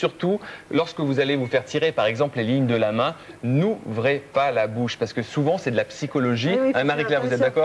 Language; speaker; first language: French; native; French